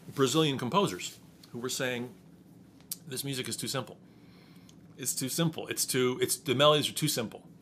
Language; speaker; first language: English; native; English